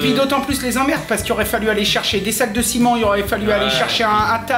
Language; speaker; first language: French; native; French